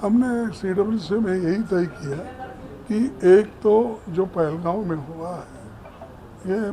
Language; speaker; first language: Hindi; non-native, local second language; Kannada